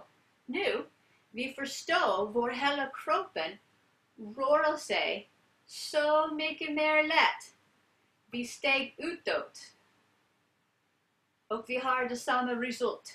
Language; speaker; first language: Swedish; non-native, learner; English